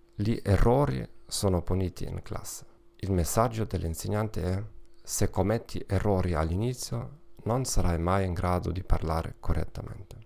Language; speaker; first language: Italian; non-native, learner; German